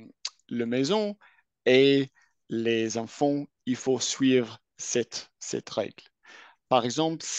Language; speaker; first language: French; non-native, fluent; English